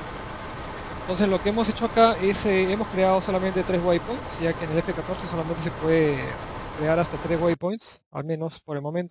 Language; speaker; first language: Spanish; native; Spanish